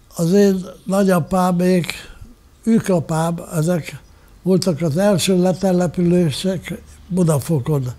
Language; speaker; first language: Hungarian; non-native, local second language; German